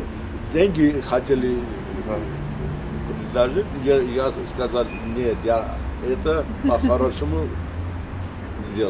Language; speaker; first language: Russian; non-native, local second language; Armenian